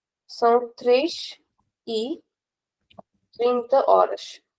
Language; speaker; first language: Portuguese; non-native, fluent; Hindi